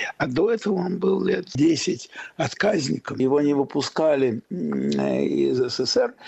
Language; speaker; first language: Russian; native; Russian